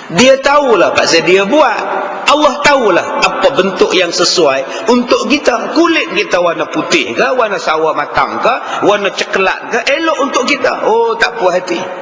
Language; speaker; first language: Malay; native; Malay